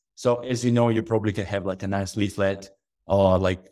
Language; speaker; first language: English; non-native, fluent; Russian